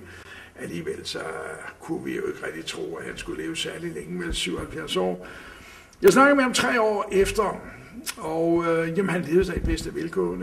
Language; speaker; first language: Danish; native; Danish